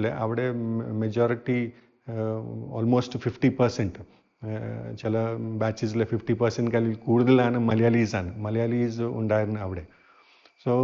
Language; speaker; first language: Malayalam; non-native, fluent; Hindi